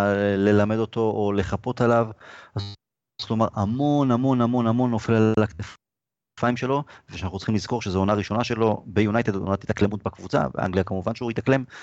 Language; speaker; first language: Hebrew; native; Hebrew